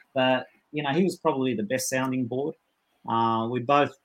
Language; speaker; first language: English; native; English